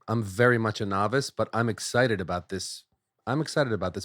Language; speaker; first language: English; native; English